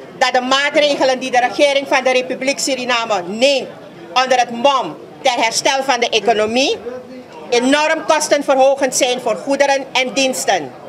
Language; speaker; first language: Dutch; native; Dutch